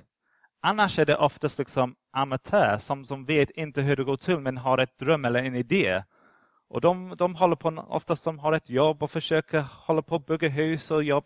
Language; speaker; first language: Swedish; non-native, fluent; English